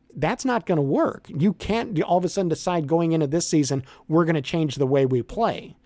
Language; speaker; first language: English; native; English